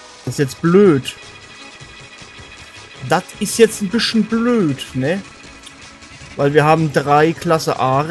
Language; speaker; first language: German; native; German